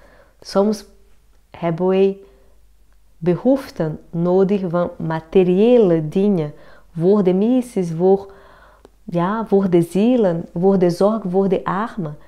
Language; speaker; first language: Dutch; non-native, learner; Portuguese